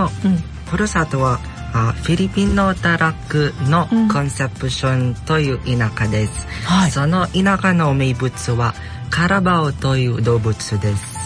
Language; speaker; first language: Japanese; non-native, learner; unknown